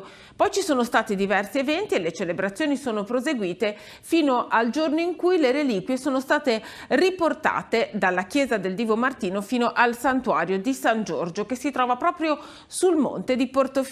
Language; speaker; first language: Italian; native; Italian